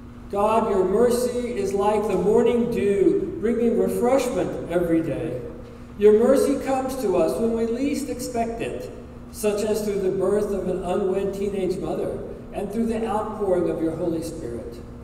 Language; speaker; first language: English; native; English